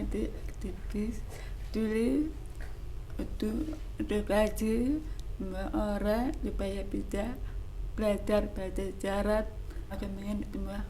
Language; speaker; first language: Indonesian; non-native, local second language; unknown